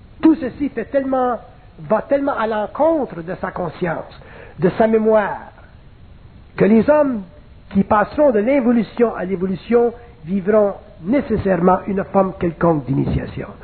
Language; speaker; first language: French; native; French